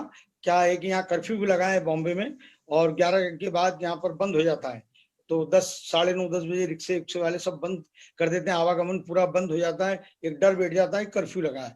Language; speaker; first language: Hindi; native; Hindi